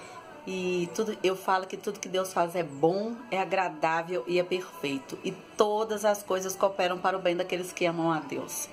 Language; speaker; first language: Portuguese; native; Portuguese